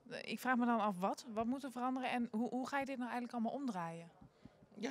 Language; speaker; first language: Dutch; native; Dutch